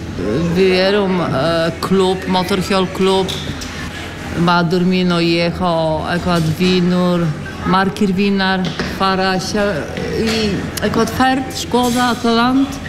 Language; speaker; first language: Icelandic; non-native, learner; Polish